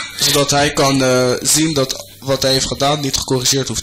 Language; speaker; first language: Dutch; non-native, fluent; French